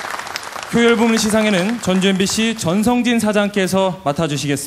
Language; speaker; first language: Korean; native; Korean